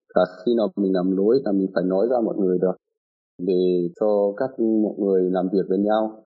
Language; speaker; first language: Vietnamese; non-native, fluent; German